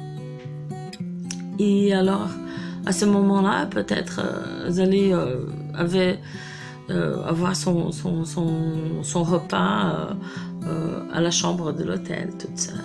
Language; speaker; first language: French; non-native, fluent; Portuguese